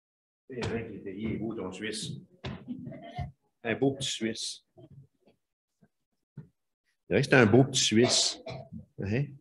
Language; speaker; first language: French; native; French